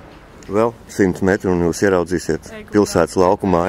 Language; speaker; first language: Latvian; native; Latvian